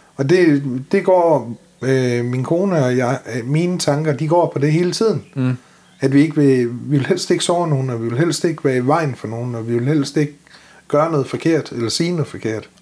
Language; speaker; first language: Danish; native; Danish